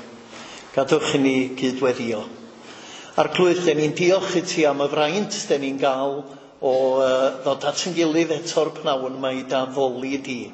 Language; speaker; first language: Welsh; native; Welsh